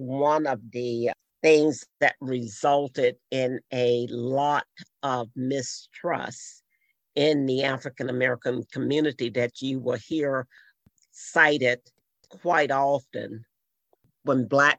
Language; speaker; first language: English; native; English